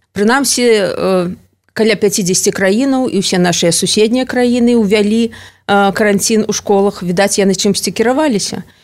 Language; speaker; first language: Belarusian; non-native, local second language; Russian